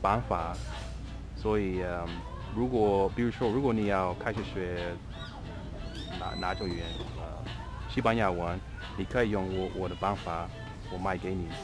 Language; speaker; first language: Chinese; non-native, fluent; English